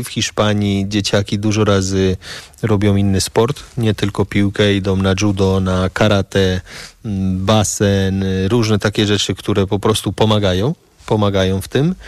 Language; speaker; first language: Polish; early bilingual, heritage; Polish